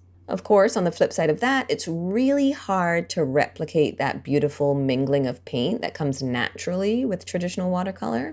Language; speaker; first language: English; native; English